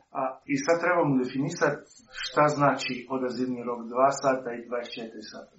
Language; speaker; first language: Croatian; early bilingual, heritage; Croatian